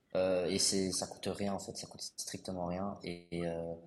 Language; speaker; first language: French; native; French